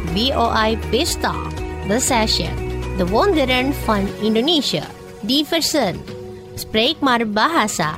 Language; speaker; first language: Dutch; non-native, fluent; Indonesian